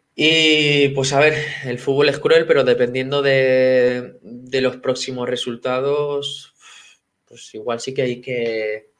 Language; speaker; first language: Spanish; native; Spanish